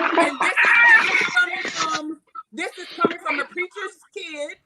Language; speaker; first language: English; native; English